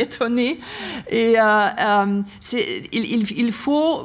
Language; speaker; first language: French; non-native, learner; German